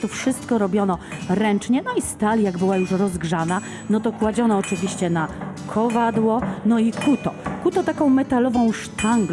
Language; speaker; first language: Polish; native; Polish